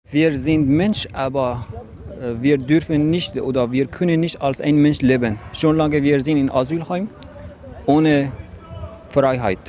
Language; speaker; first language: German; non-native, learner; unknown